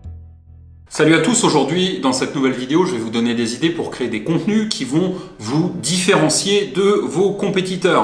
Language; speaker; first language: French; native; French